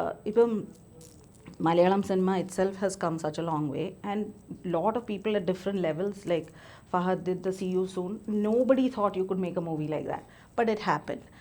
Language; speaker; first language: Malayalam; early bilingual, other home language; English